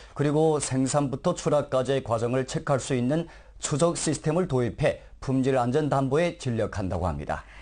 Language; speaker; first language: Korean; early bilingual, heritage; Korean